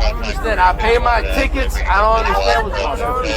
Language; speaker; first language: English; native; English